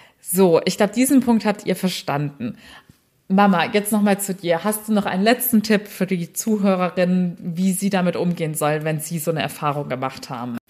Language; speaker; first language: German; early bilingual, other home language; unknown